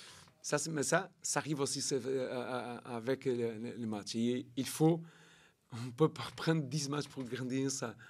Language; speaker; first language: French; non-native, learner; Portuguese